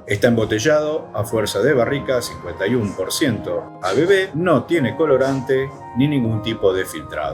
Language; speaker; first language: Spanish; native; Spanish